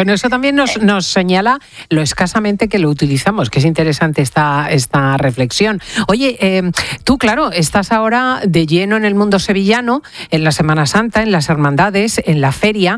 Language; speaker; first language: Spanish; native; Spanish